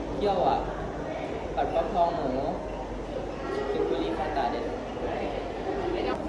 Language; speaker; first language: Japanese; non-native, learner; Thai